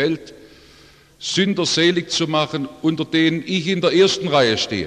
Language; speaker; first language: German; native; German